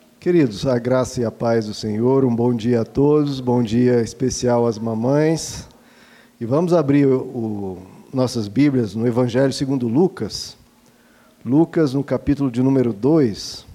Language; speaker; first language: Portuguese; native; Portuguese